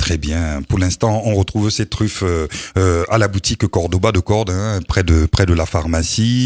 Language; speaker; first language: French; native; French